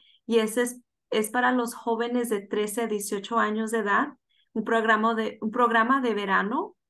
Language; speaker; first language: Spanish; early bilingual, heritage; Spanish